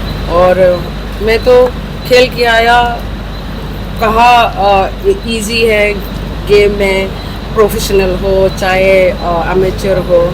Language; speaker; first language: Hindi; non-native, local second language; Manipuri